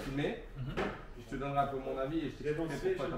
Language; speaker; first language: French; native; French